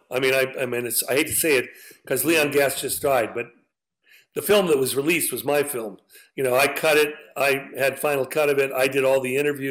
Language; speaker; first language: English; native; English